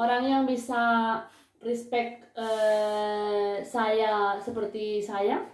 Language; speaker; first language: Indonesian; non-native, fluent; Spanish